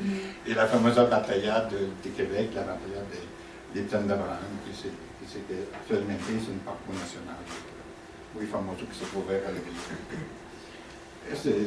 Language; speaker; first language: Spanish; non-native, learner; French